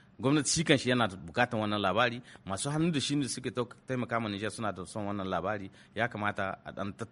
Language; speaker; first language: Hausa; native; Hausa